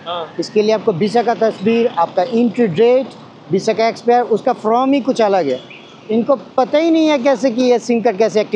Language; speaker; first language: Hindi; non-native, learner; Bangla